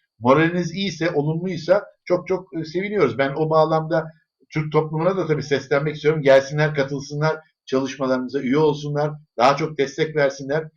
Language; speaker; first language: Turkish; early bilingual, other home language; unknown